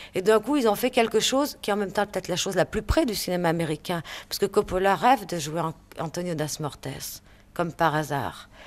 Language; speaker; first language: French; native; French